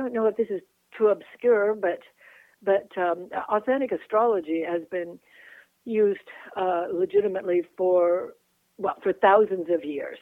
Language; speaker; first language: English; native; English